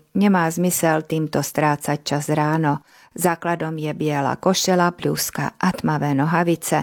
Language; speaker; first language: Slovak; early bilingual, heritage; Slovak